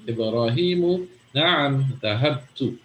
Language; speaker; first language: Arabic; non-native, fluent; English